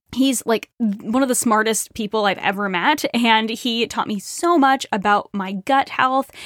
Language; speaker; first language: English; native; English